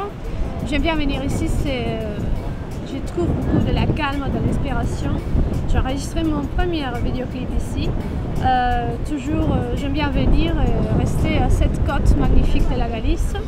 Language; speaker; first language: French; non-native, fluent; Spanish